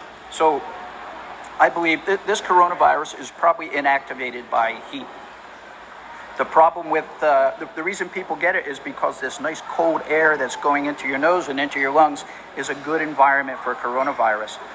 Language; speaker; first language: English; native; English